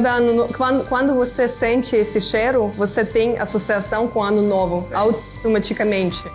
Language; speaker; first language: Portuguese; non-native, fluent; Russian